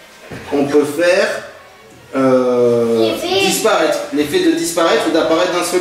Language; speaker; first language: French; native; French